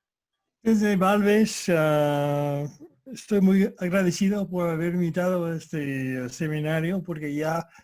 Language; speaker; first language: Spanish; non-native, fluent; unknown